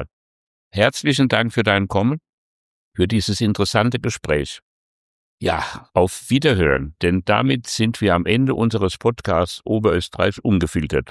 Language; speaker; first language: German; native; German